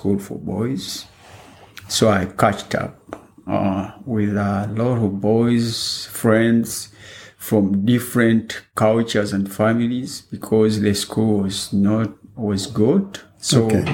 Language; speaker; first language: English; non-native, local second language; Ganda